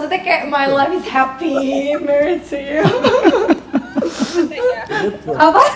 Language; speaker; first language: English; non-native, fluent; Indonesian